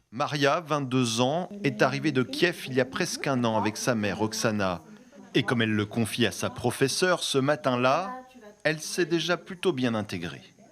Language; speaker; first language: French; native; French